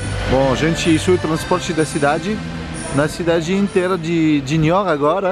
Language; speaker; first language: Portuguese; non-native, fluent; French